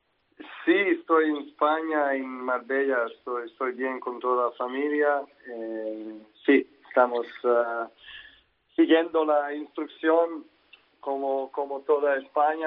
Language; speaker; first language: Spanish; non-native, learner; Serbian